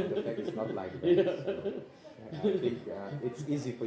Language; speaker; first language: English; non-native, learner; Indonesian